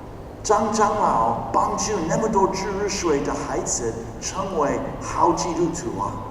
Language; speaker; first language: Chinese; non-native, fluent; English